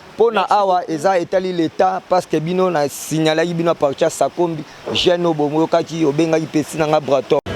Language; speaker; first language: Lingala; native; Lingala